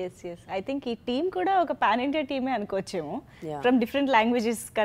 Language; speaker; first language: Telugu; native; Telugu